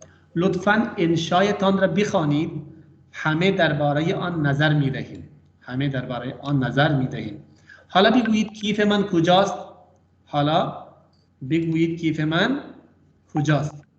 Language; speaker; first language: Persian; non-native, fluent; Urdu